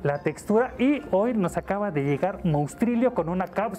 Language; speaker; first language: Spanish; native; Spanish